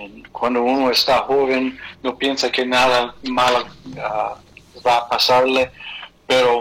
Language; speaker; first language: Spanish; non-native, fluent; English